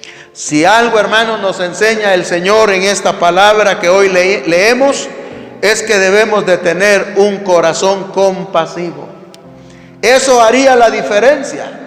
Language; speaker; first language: Spanish; native; Spanish